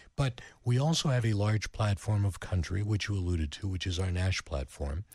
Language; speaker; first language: English; native; English